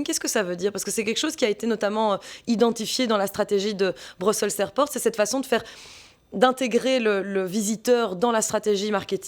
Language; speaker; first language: French; native; French